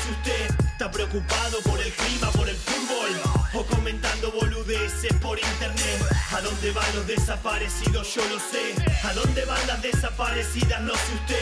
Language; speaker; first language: Spanish; native; Spanish